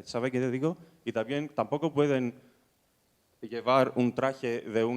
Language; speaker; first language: Spanish; non-native, fluent; Greek